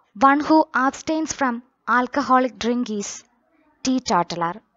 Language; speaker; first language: English; non-native, local second language; Malayalam